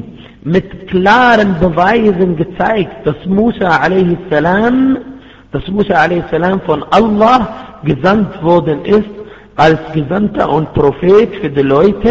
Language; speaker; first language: German; non-native, fluent; Arabic